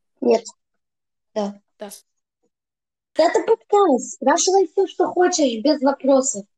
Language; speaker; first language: Russian; early bilingual, heritage; Russian